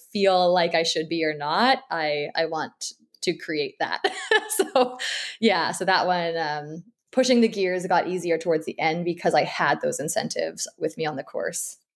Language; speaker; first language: English; native; English